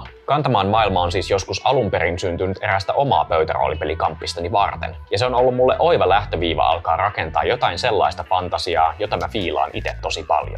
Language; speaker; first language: Finnish; native; Finnish